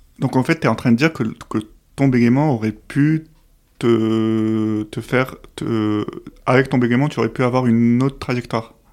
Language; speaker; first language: French; native; French